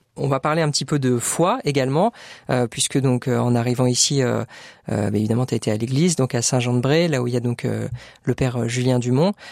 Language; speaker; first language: French; native; French